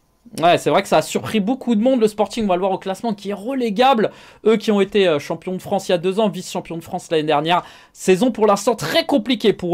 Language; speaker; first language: French; native; French